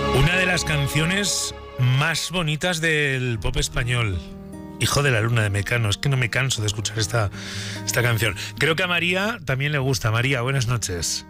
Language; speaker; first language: Spanish; native; Spanish